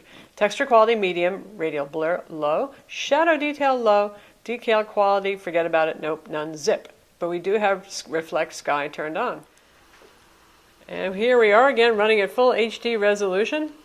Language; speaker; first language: English; native; English